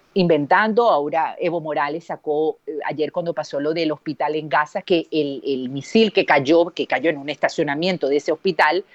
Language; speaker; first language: Spanish; native; Spanish